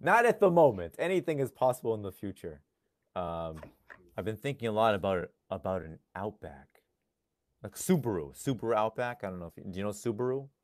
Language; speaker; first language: English; non-native, fluent; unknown